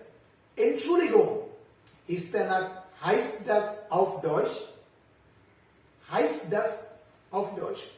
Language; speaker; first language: German; non-native, learner; Sinhala